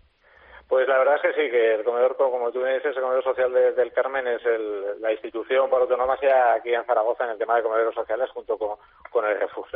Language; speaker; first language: Spanish; native; Spanish